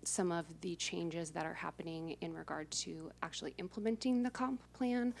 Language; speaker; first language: English; native; English